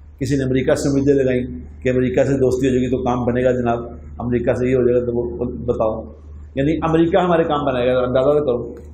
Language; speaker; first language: Urdu; non-native, local second language; Punjabi